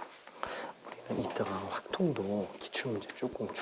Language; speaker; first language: Korean; native; Korean